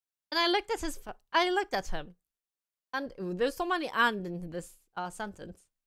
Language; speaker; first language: English; non-native, fluent; Korean